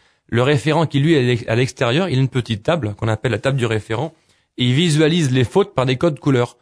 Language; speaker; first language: French; native; French